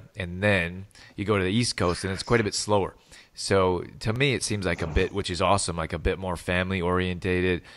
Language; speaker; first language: English; native; English